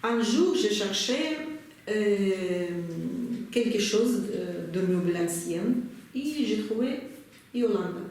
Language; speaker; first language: French; non-native, learner; Russian